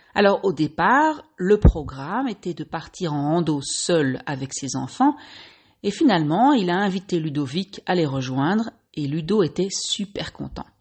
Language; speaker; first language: French; native; French